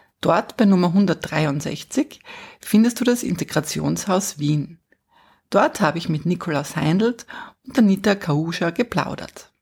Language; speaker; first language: German; native; German